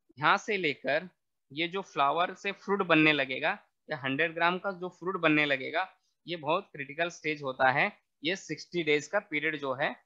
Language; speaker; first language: Hindi; non-native, local second language; Marathi